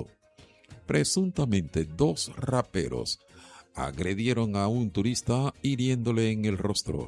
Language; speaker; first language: Spanish; native; Spanish